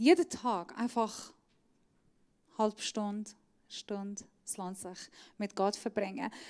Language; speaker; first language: German; non-native, fluent; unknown